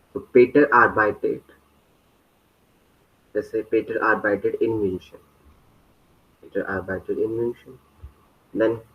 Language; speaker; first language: German; non-native, learner; Hindi